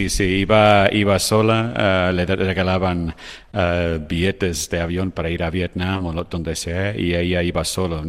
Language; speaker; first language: Spanish; non-native, fluent; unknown